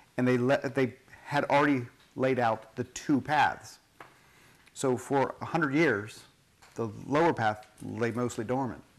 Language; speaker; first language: English; native; English